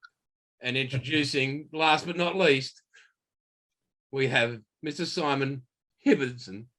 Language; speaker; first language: English; native; English